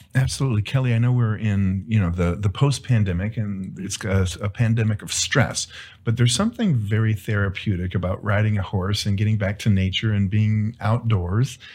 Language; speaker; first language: English; native; English